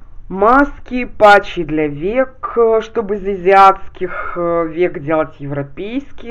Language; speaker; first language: Russian; native; Russian